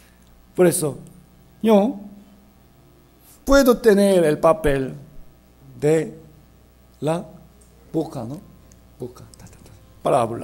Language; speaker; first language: Spanish; non-native, fluent; Korean